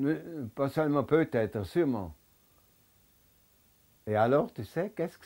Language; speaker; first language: French; non-native, local second language; German